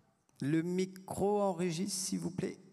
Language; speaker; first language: French; native; French